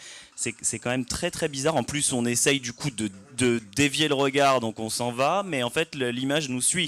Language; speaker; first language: French; native; French